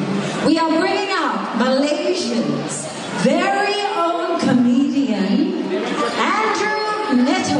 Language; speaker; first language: English; native; English